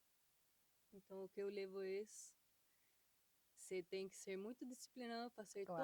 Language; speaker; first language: Portuguese; non-native, fluent; Spanish